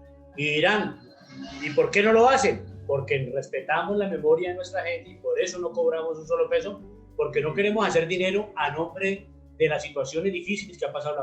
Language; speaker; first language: Spanish; native; Spanish